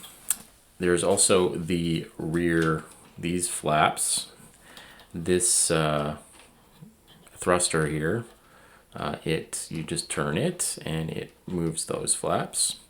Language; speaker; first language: English; native; English